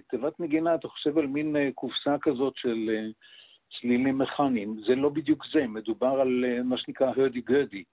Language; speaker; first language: Hebrew; native; Hebrew